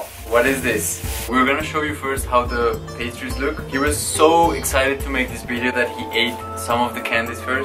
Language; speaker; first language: English; non-native, fluent; Spanish